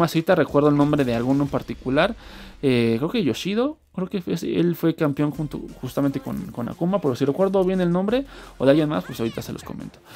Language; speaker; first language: Spanish; native; Spanish